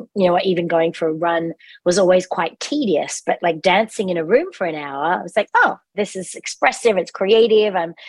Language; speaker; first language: English; native; English